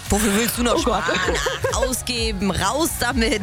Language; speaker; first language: German; native; German